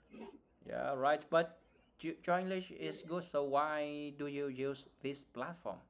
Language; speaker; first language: English; non-native, learner; Vietnamese